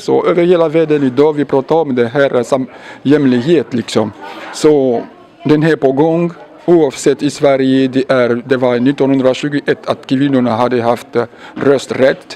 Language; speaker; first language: Swedish; non-native, fluent; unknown